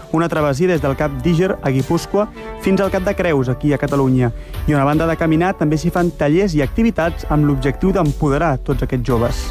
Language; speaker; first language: Catalan; native; Catalan